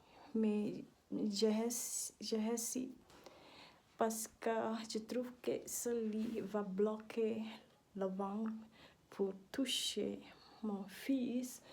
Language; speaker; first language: French; non-native, learner; Dutch